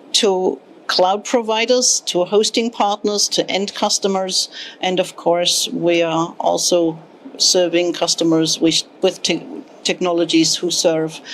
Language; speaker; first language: English; non-native, fluent; German